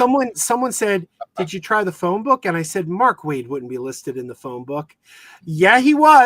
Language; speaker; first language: English; native; English